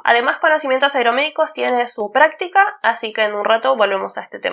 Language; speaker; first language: Spanish; native; Spanish